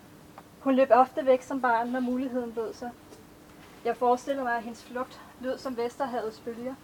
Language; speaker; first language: Danish; native; Danish